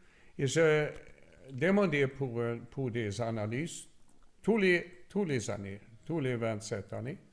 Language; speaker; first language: French; non-native, learner; Swedish